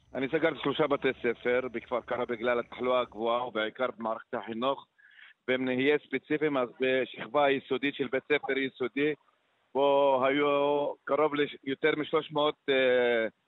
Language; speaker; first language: Hebrew; non-native, local second language; Arabic